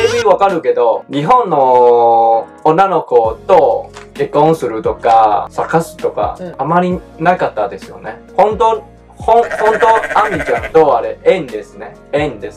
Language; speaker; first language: Japanese; non-native, learner; Chinese